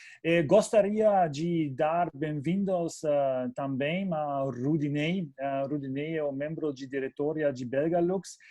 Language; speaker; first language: Portuguese; non-native, fluent; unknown